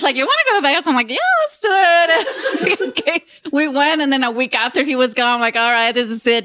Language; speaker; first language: English; non-native, fluent; Spanish